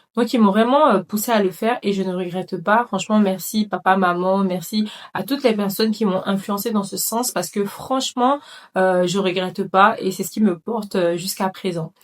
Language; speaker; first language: French; non-native, local second language; Dyula